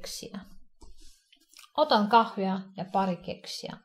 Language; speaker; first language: Finnish; non-native, fluent; Russian